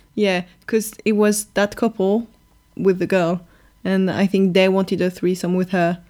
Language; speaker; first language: English; non-native, fluent; French